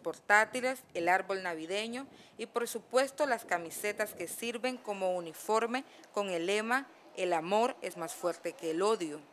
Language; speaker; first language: Spanish; native; Spanish